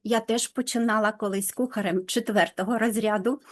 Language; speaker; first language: Ukrainian; non-native, local second language; Russian